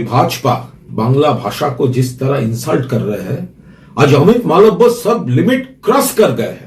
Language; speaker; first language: Hindi; non-native, local second language; Bangla